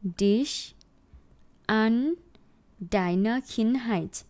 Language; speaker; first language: German; non-native, fluent; Thai